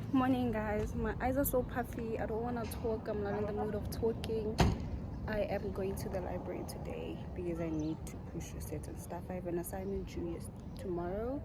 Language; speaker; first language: English; non-native, local second language; Zulu